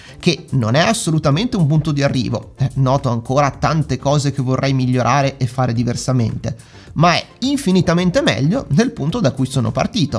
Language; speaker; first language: Italian; native; Italian